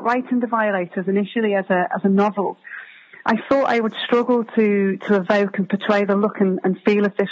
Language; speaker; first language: English; native; English